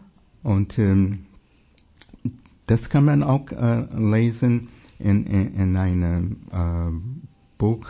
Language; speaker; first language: German; non-native, fluent; English